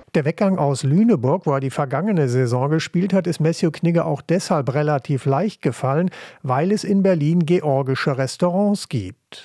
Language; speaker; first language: German; native; German